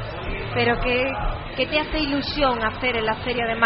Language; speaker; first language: Spanish; native; Spanish